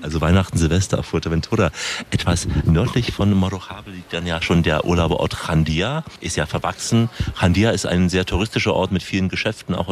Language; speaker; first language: German; native; German